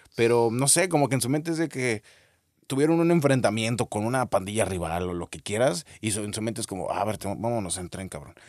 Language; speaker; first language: Spanish; native; Spanish